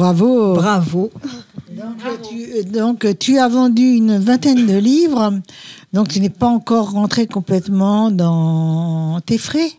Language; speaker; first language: French; native; French